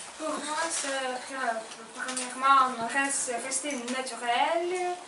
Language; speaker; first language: French; non-native, learner; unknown